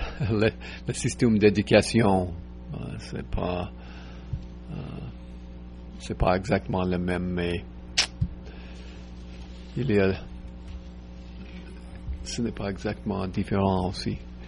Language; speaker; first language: French; non-native, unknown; English